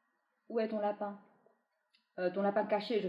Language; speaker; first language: French; non-native, fluent; Chinese